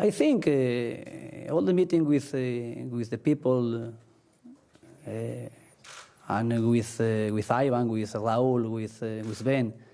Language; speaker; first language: English; non-native, learner; Spanish